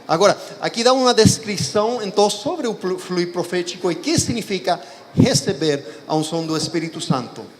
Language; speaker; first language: Portuguese; non-native, fluent; Spanish